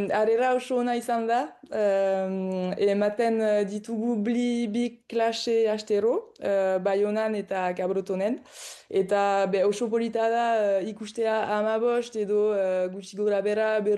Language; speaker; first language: Basque; non-native, local second language; French